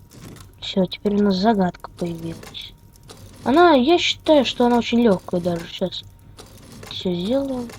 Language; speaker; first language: Russian; native; Russian